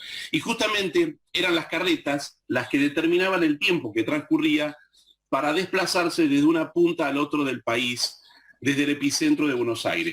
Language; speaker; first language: Spanish; native; Spanish